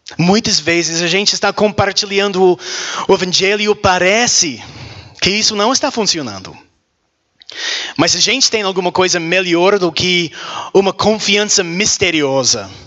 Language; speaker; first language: Portuguese; non-native, learner; English